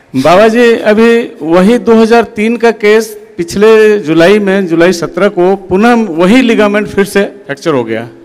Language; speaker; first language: Hindi; non-native, local second language; Odia